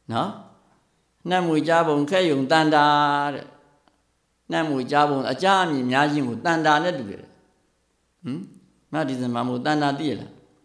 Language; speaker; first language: Burmese; native; Burmese